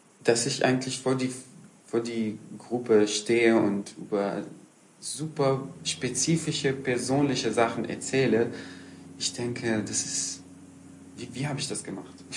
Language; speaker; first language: German; non-native, fluent; Arabic